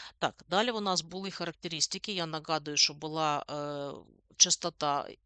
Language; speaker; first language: Ukrainian; native; Ukrainian